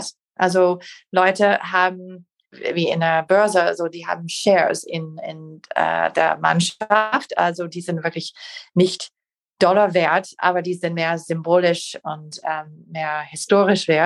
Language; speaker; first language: German; non-native, fluent; English